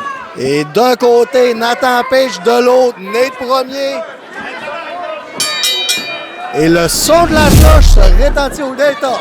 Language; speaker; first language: French; native; French